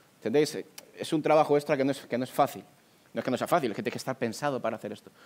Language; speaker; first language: Spanish; native; Spanish